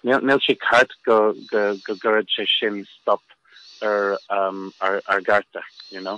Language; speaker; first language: Irish; non-native, local second language; English